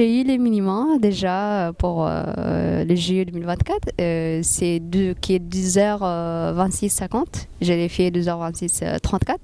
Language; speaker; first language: French; non-native, fluent; Tigrinya